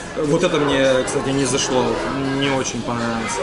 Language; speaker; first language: Russian; native; Russian